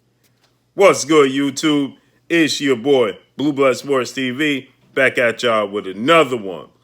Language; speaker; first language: English; native; English